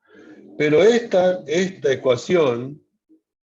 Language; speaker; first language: Spanish; native; Spanish